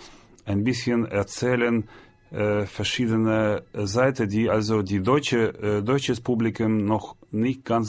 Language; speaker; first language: German; non-native, learner; Russian